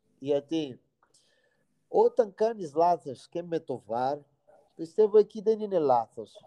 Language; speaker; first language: Greek; non-native, fluent; Portuguese